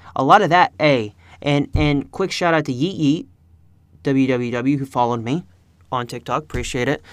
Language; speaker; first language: English; early bilingual, other home language; Spanish